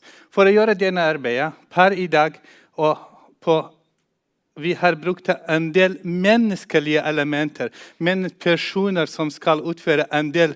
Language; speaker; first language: Norwegian; non-native, fluent; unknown